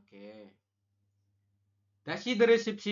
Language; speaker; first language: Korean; non-native, fluent; Indonesian